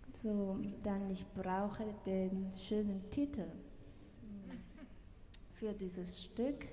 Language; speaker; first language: German; non-native, learner; Korean